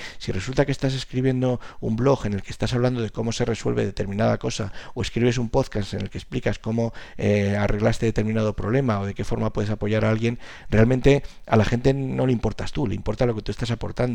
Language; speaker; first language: Spanish; native; Spanish